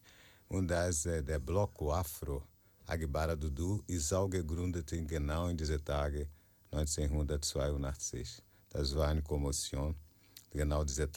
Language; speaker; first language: German; non-native, learner; Portuguese